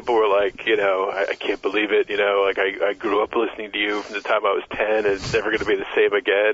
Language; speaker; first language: English; native; English